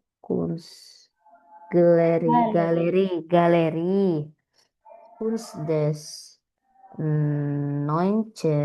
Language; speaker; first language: German; non-native, learner; Indonesian